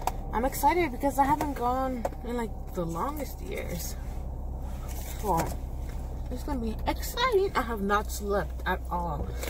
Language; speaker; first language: English; early bilingual, other home language; Spanish